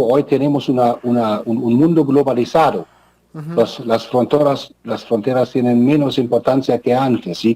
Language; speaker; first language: Spanish; non-native, fluent; German